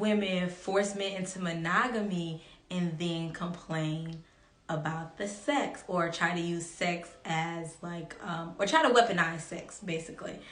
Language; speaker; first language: English; native; English